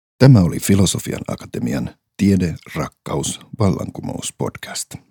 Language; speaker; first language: Finnish; native; Finnish